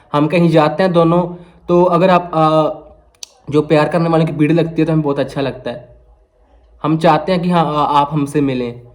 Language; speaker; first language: Hindi; non-native, local second language; Punjabi